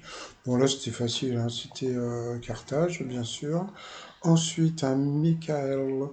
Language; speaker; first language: French; native; French